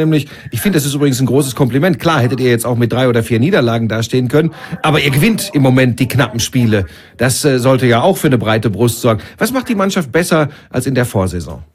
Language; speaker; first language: German; native; German